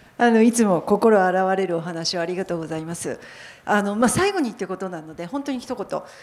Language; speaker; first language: Japanese; native; Japanese